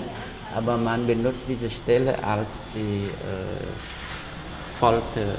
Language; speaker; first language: German; non-native, fluent; Khmer